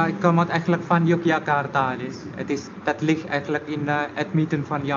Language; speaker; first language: Dutch; non-native, learner; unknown